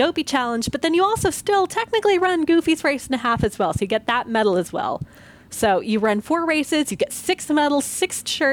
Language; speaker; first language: English; native; English